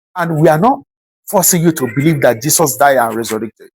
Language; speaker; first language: English; non-native, local second language; Yoruba